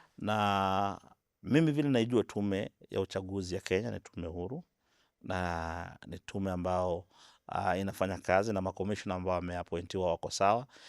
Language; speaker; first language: Swahili; non-native, local second language; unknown